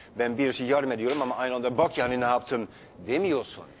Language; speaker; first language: Turkish; non-native, fluent; Dutch